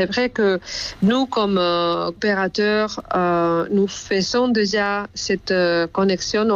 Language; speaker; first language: French; non-native, fluent; Spanish